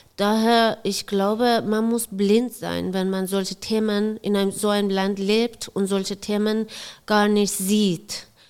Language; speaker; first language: German; non-native, fluent; Persian